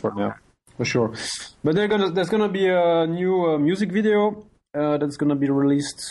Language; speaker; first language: English; non-native, fluent; French